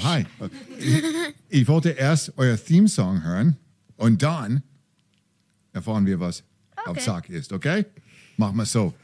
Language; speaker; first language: German; non-native, fluent; English